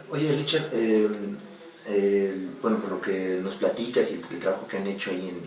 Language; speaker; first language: Spanish; native; Spanish